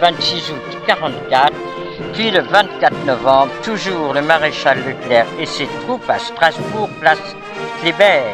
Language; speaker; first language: French; native; French